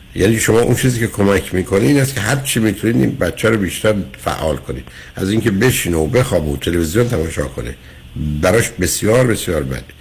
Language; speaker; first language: Persian; native; Persian